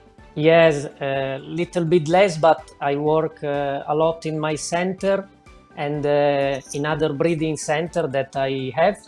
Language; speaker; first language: English; non-native, learner; Italian